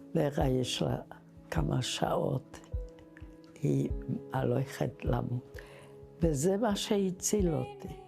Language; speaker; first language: Hebrew; non-native, fluent; Czech